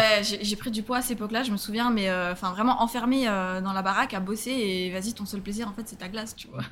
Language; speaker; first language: French; native; French